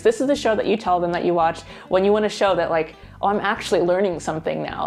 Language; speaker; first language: English; native; English